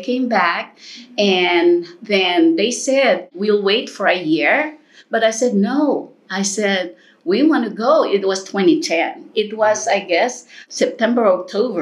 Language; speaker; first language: English; non-native, local second language; Filipino